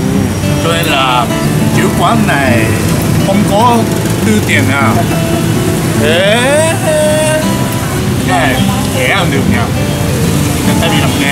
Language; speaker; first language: Vietnamese; non-native, learner; Japanese